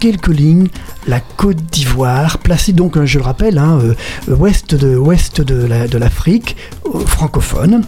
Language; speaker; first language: French; native; French